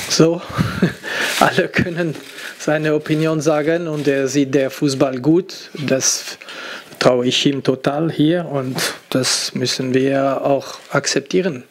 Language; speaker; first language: German; non-native, fluent; French